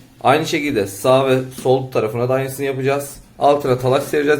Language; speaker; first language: Turkish; native; Turkish